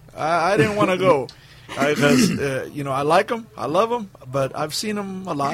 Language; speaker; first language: English; early bilingual, other home language; Spanish